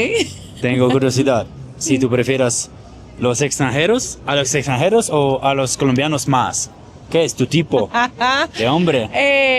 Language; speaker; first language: Spanish; non-native, learner; Polish